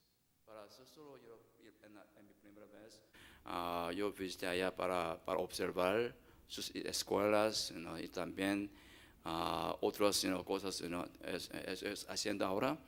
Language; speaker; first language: Spanish; non-native, learner; Korean